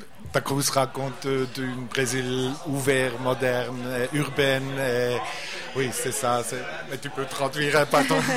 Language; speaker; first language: French; non-native, learner; Portuguese